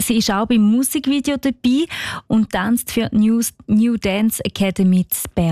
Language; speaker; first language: German; native; German